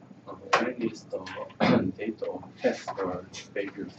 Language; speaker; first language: English; non-native, learner; Korean